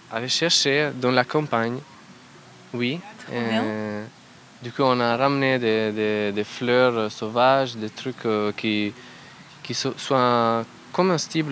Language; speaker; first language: French; non-native, learner; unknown